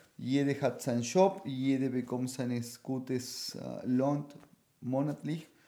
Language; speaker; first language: German; non-native, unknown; Spanish